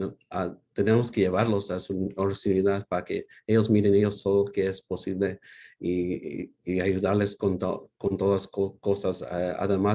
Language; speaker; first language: Spanish; early bilingual, heritage; Spanish